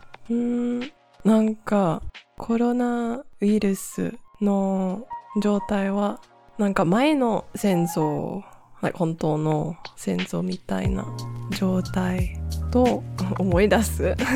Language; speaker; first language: Japanese; non-native, learner; English